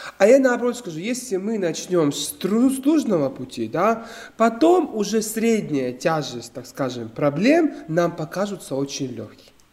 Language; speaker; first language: Russian; non-native, local second language; Georgian